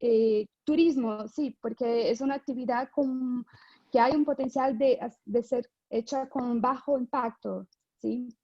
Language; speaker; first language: Spanish; non-native, fluent; Portuguese